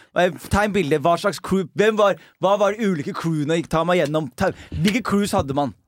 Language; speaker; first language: Norwegian; early bilingual, other home language; Somali